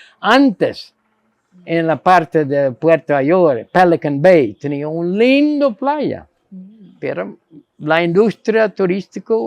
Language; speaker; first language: Spanish; non-native, fluent; Dutch